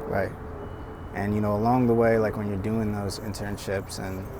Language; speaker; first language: English; native; English